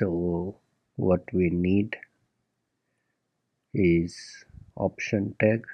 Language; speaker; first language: English; non-native, local second language; Gujarati